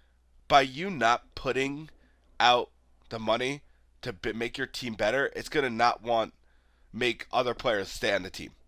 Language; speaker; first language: English; native; English